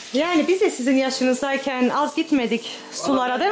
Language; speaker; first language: Turkish; native; Turkish